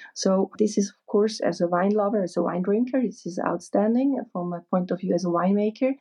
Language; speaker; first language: English; non-native, fluent; German